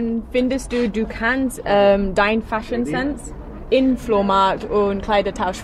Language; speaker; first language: German; non-native, learner; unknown